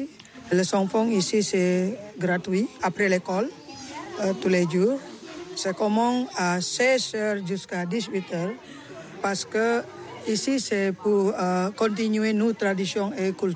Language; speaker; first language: French; non-native, learner; Indonesian